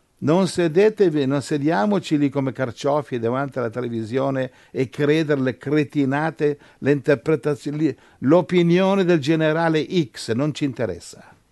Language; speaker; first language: Italian; native; Italian